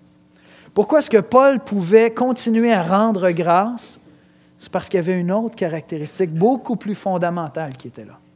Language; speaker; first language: French; native; French